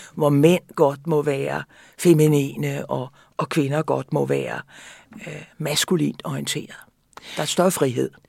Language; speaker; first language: Danish; native; Danish